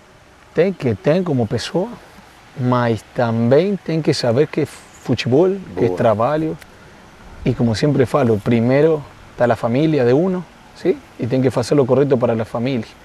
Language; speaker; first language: Portuguese; non-native, fluent; Spanish